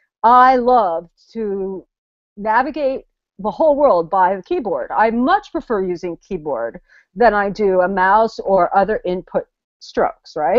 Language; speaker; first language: English; native; English